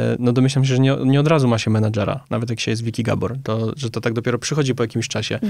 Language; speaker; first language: Polish; native; Polish